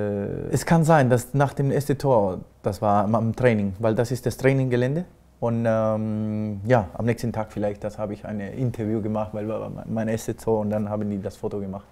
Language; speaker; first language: German; non-native, fluent; Spanish